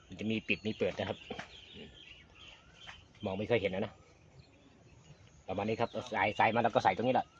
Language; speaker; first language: Thai; native; Thai